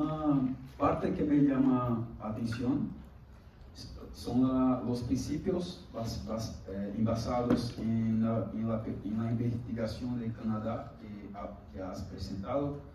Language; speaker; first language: Spanish; non-native, fluent; Portuguese